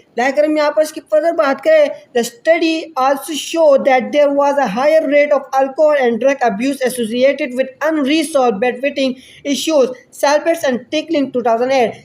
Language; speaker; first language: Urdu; native; Urdu